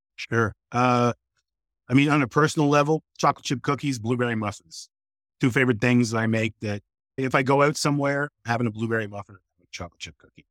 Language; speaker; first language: English; native; English